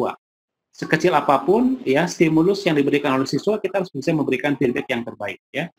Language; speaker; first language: Indonesian; native; Indonesian